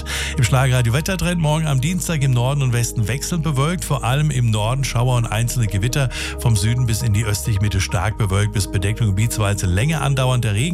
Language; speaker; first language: German; native; German